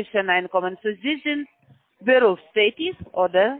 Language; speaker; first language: German; non-native, learner; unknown